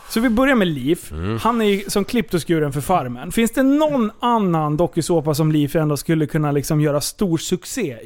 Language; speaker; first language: Swedish; native; Swedish